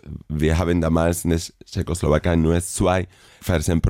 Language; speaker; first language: German; non-native, fluent; Spanish